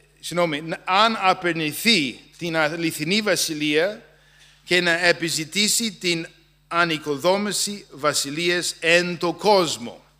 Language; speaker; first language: Greek; non-native, fluent; English